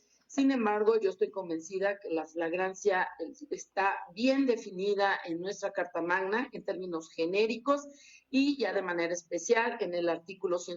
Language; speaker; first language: Spanish; native; Spanish